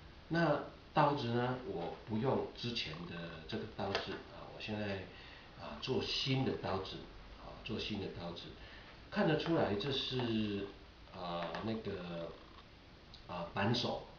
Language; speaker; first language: Chinese; native; Chinese